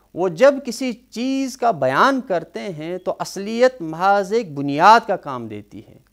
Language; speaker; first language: Urdu; non-native, local second language; Kashmiri